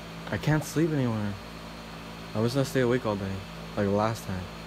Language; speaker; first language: English; early bilingual, other home language; Spanish